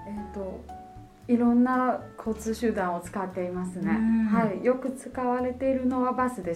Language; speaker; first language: Japanese; non-native, fluent; Chinese